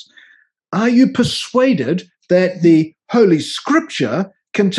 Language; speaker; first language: English; native; English